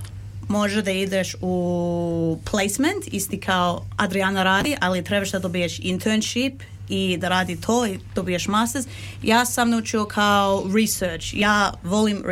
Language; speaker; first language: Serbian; early bilingual, heritage; Serbian